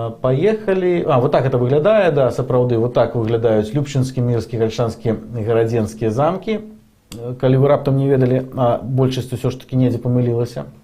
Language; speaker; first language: Belarusian; non-native, local second language; Russian